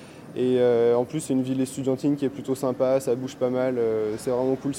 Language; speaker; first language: French; native; French